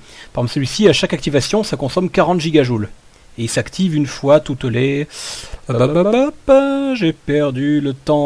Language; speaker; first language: French; native; French